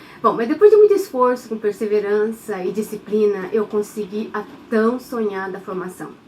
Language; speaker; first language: Portuguese; native; Portuguese